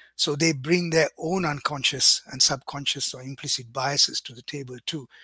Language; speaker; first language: English; non-native, local second language; Sinhala